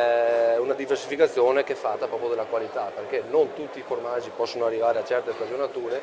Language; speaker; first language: Italian; native; Italian